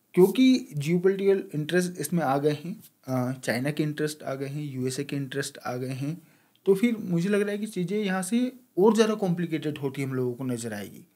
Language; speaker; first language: Hindi; native; Hindi